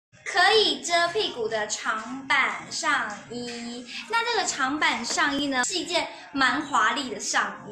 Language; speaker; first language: Chinese; native; Chinese